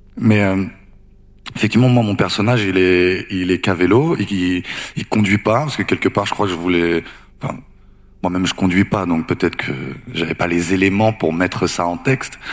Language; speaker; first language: French; native; French